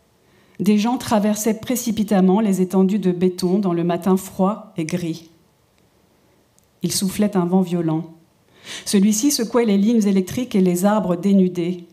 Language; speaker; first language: French; native; French